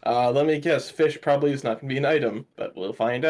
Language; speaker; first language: English; native; English